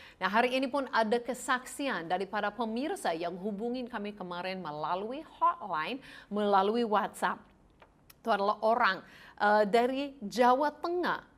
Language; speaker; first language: Indonesian; non-native, fluent; English